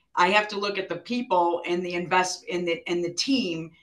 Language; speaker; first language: English; native; English